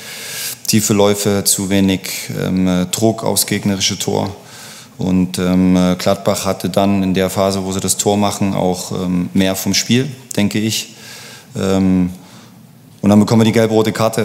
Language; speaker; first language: German; native; German